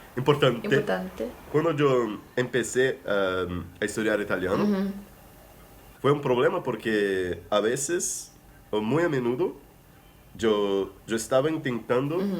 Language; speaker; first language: Spanish; non-native, fluent; Portuguese